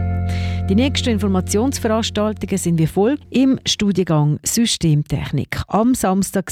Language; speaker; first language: German; native; German